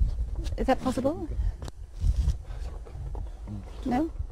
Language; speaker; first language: English; native; English